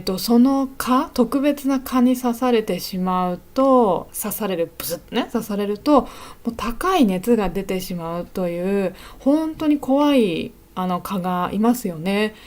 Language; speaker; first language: Japanese; native; Japanese